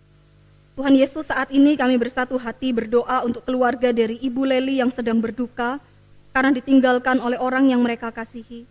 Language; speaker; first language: Indonesian; native; Indonesian